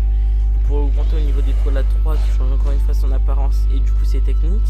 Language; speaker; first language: French; native; French